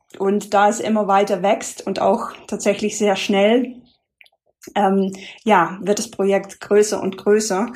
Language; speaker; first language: German; non-native, fluent; Dutch